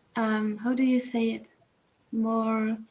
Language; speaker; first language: English; non-native, learner; French